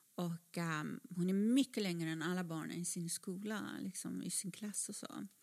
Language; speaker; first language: Swedish; non-native, fluent; Persian